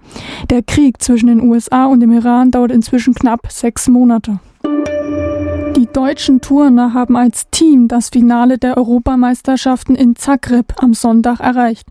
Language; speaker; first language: German; native; German